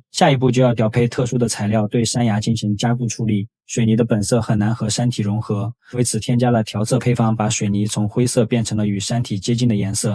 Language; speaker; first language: Chinese; native; Chinese